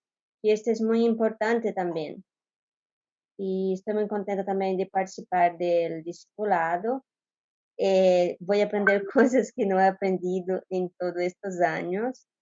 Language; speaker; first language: Spanish; non-native, fluent; Portuguese